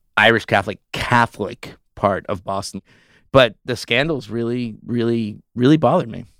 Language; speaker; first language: English; early bilingual, heritage; English